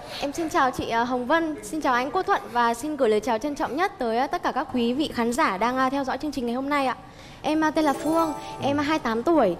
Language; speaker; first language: Vietnamese; native; Vietnamese